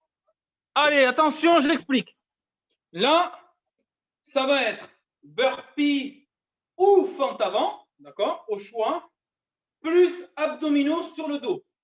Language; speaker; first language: French; native; French